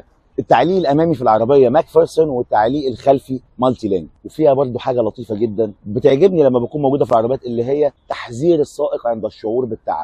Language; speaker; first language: Arabic; native; Arabic